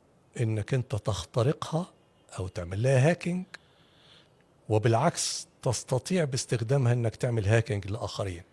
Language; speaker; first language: Arabic; native; Arabic